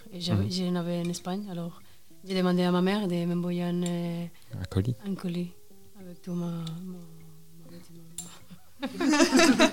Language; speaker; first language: French; non-native, learner; Spanish